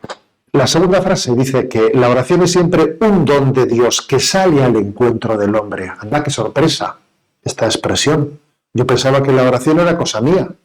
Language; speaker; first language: Spanish; native; Spanish